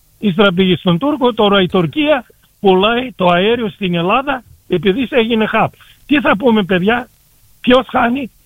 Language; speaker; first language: Greek; early bilingual, heritage; Greek